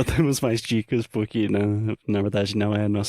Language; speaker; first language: Portuguese; non-native, fluent; English